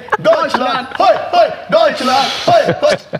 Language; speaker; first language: German; non-native, learner; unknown